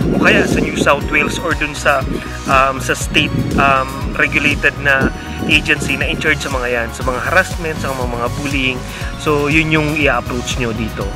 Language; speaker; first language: Filipino; non-native, local second language; Bikol